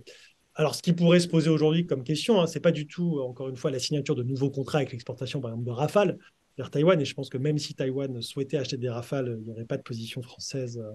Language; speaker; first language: French; native; French